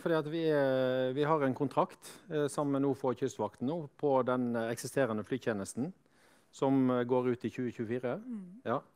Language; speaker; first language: Norwegian; native; Norwegian